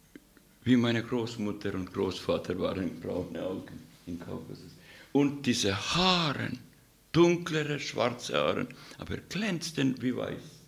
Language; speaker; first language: German; non-native, learner; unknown